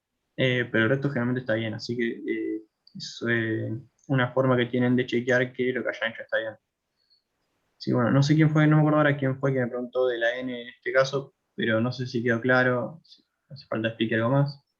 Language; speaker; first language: Spanish; native; Spanish